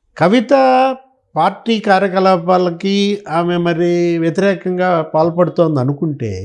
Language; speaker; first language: Telugu; native; Telugu